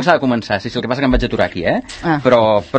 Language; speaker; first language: Catalan; native; Catalan